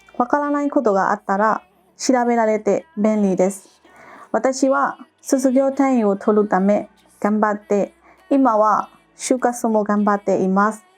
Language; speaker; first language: Japanese; non-native, fluent; Burmese